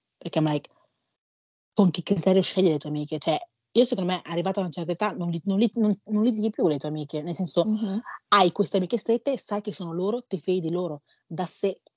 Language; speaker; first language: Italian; early bilingual, other home language; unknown